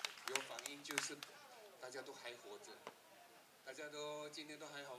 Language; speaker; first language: Chinese; native; Chinese